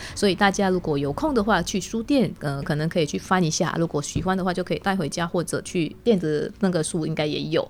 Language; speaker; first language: Chinese; native; Chinese